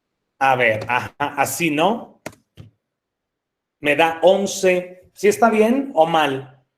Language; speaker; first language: Spanish; native; Spanish